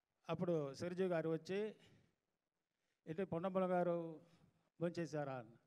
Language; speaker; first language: Telugu; non-native, fluent; Tamil